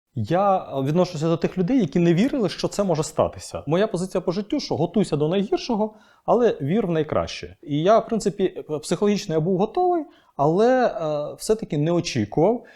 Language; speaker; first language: Ukrainian; non-native, local second language; Russian